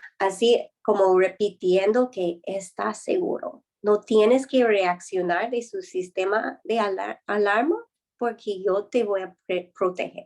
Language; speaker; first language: Spanish; non-native, fluent; English